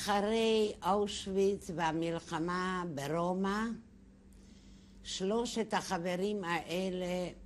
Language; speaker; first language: Hebrew; non-native, fluent; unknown